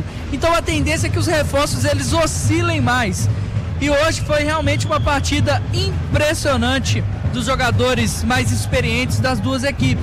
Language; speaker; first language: Portuguese; native; Portuguese